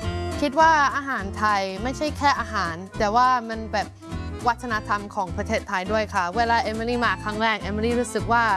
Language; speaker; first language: Thai; non-native, fluent; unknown